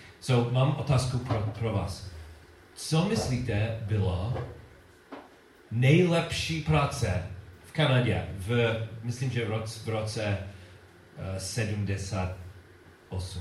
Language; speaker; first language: Czech; non-native, learner; English